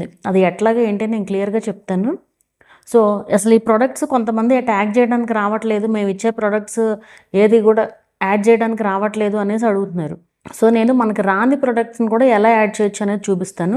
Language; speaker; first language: Telugu; native; Telugu